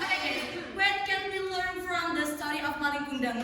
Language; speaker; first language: English; non-native, learner; Indonesian